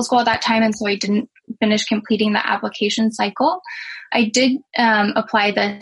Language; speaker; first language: English; native; English